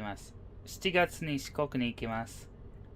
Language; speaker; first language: Japanese; non-native, learner; English